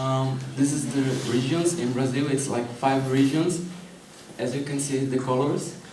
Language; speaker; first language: English; non-native, learner; Portuguese